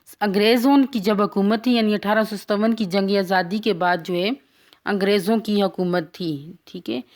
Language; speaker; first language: Urdu; non-native, local second language; Pashto